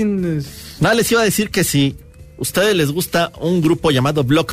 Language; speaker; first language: Spanish; native; Spanish